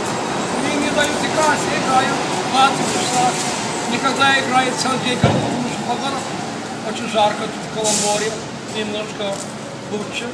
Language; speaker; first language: Russian; early bilingual, heritage; Russian